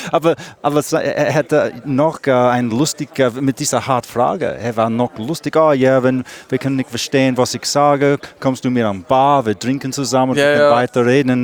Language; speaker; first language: German; non-native, learner; English